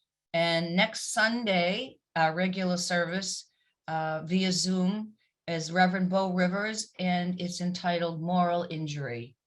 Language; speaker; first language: English; native; English